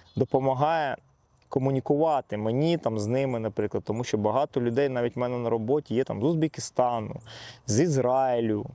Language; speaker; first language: Ukrainian; non-native, local second language; Russian